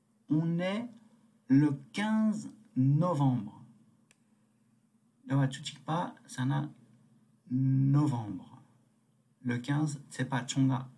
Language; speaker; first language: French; non-native, fluent; Tibetan